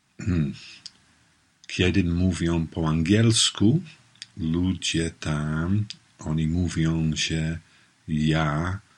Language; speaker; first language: Polish; non-native, learner; English